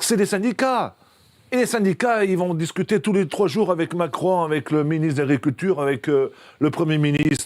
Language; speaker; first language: French; native; French